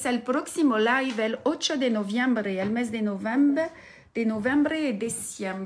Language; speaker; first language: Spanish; non-native, learner; French